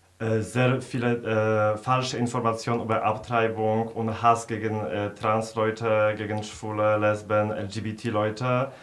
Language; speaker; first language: German; non-native, fluent; Polish